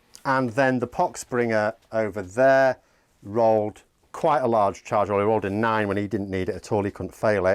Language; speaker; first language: English; native; English